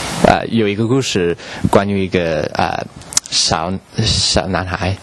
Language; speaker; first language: Chinese; non-native, learner; English